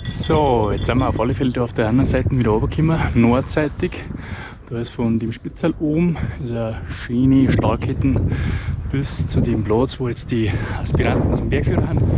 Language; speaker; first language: German; native; German